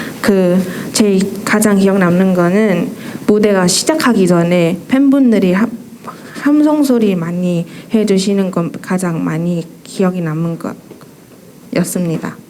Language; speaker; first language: Korean; non-native, fluent; Thai